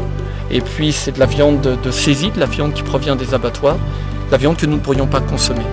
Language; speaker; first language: French; native; French